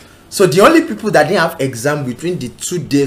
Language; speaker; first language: English; non-native, local second language; Yoruba